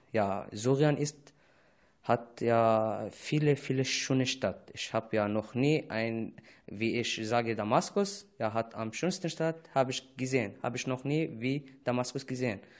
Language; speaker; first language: German; non-native, learner; Arabic